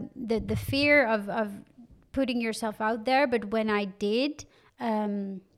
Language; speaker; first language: English; non-native, fluent; Dutch